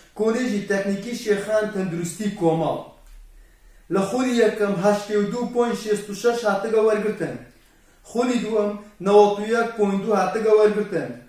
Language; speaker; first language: Central Kurdish; non-native, local second language; Kurdish